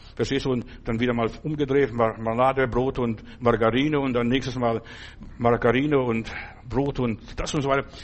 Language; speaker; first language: German; non-native, fluent; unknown